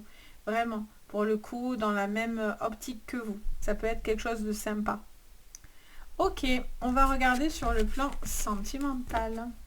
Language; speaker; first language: French; native; French